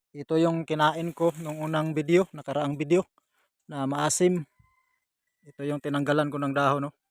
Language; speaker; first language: Filipino; non-native, local second language; Cebuano